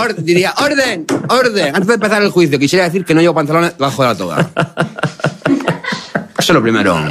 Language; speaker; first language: Spanish; native; Spanish